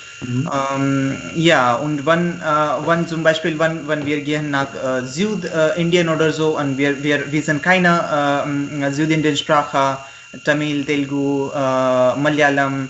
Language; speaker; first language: German; non-native, learner; Marathi